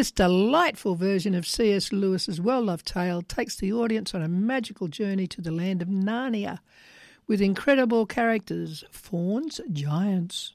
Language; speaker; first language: English; native; English